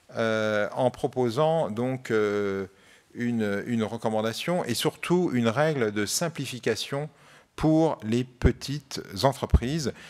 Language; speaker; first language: French; native; French